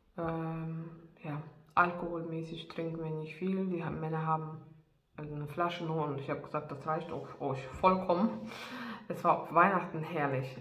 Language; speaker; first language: German; non-native, fluent; Russian